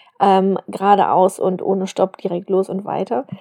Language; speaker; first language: German; native; German